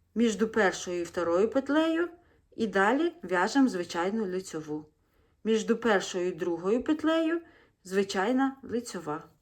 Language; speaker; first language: Ukrainian; non-native, local second language; Russian